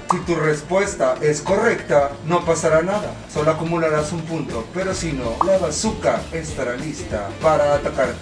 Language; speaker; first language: Spanish; native; Spanish